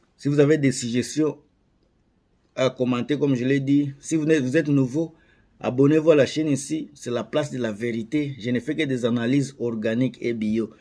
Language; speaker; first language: French; non-native, local second language; Lingala